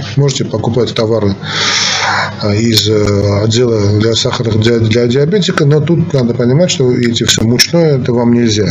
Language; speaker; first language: Russian; non-native, local second language; Armenian